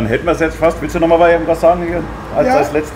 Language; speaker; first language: German; native; German